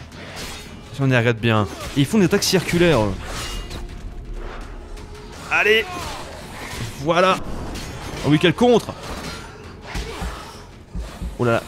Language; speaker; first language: French; native; French